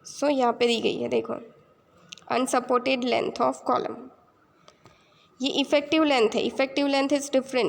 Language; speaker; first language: Hindi; native; Hindi